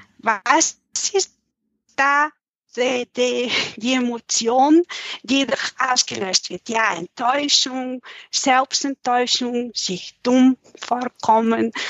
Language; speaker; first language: German; non-native, fluent; Bulgarian